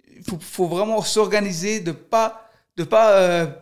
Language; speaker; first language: French; early bilingual, other home language; Kurdish